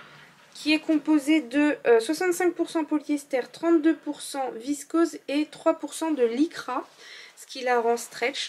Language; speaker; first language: French; native; French